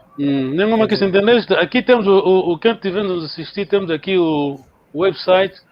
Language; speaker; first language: Portuguese; non-native, local second language; Kongo